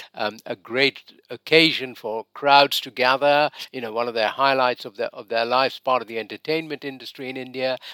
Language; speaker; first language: English; non-native, local second language; Bangla